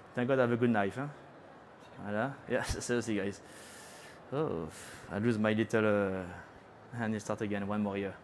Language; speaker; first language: English; non-native, fluent; French